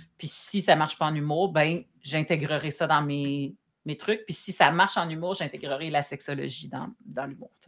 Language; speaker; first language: French; native; French